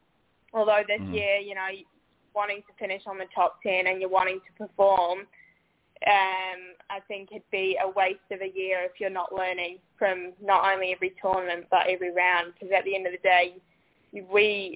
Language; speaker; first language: English; native; English